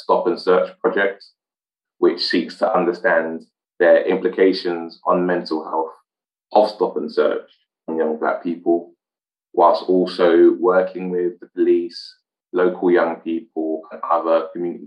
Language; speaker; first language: English; native; English